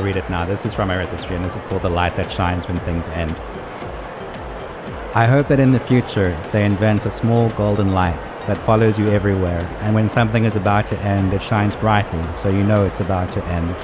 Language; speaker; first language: English; native; English